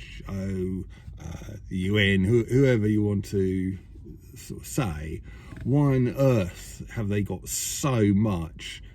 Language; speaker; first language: English; native; English